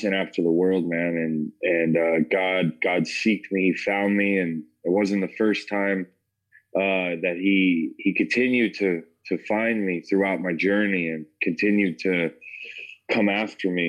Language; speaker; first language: English; native; English